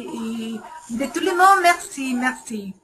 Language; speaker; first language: French; non-native, learner; English